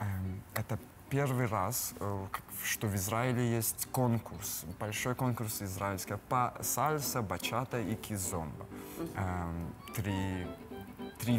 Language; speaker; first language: Russian; early bilingual, heritage; Russian